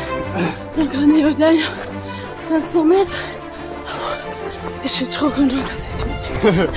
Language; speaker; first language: French; non-native, fluent; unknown